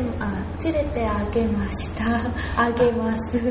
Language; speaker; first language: Japanese; non-native, learner; Korean